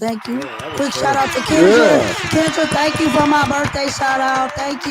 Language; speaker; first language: English; native; English